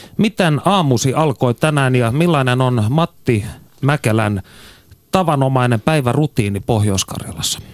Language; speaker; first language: Finnish; native; Finnish